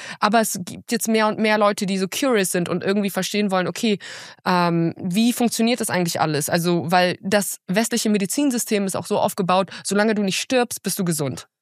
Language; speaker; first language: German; early bilingual, other home language; Russian